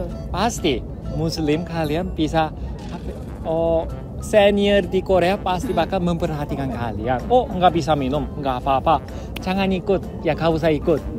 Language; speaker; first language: Indonesian; non-native, fluent; Korean